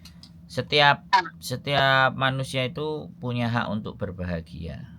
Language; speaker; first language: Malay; non-native, local second language; Javanese